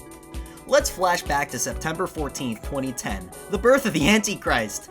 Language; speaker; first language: English; native; English